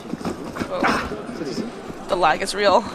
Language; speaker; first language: English; native; English